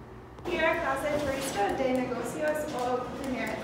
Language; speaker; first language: Spanish; non-native, learner; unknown